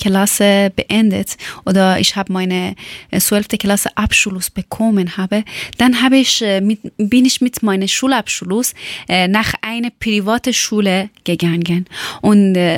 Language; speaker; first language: German; non-native, learner; Persian